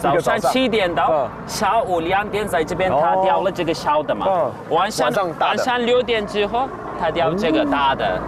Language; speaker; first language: Chinese; non-native, fluent; Turkish